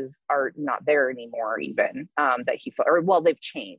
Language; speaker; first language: English; native; English